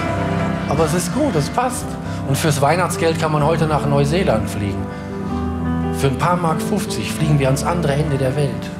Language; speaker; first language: German; native; German